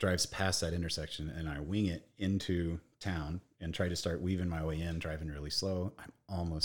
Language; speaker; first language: English; native; English